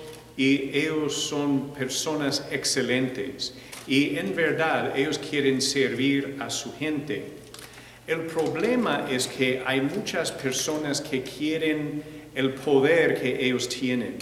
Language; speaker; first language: Spanish; non-native, fluent; English